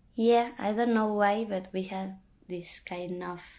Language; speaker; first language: English; non-native, fluent; Catalan